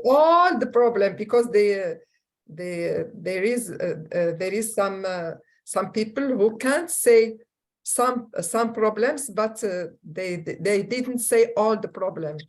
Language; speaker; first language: English; non-native, learner; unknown